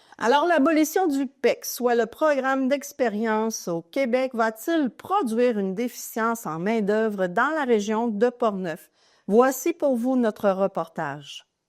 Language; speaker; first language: French; native; French